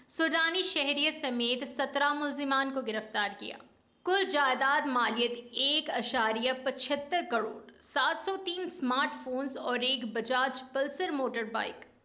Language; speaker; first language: Urdu; native; Urdu